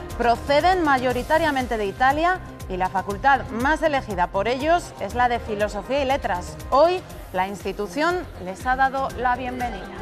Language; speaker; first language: Spanish; native; Spanish